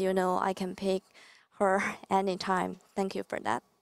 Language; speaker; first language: English; non-native, fluent; Chinese